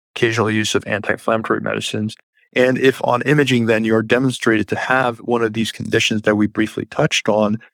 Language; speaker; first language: English; early bilingual, other home language; Persian